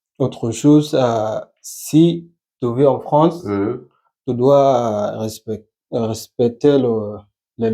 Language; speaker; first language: French; non-native, learner; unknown